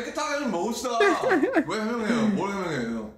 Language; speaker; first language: Korean; native; Korean